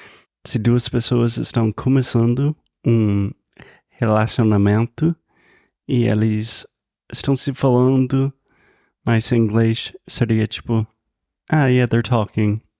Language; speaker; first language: Portuguese; non-native, fluent; English